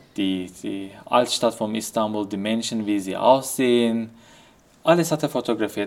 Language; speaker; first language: German; non-native, fluent; Turkish